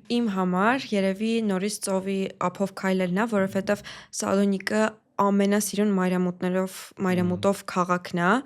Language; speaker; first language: Armenian; native; Armenian